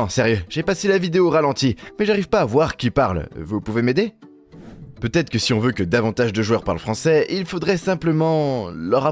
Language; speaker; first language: French; native; French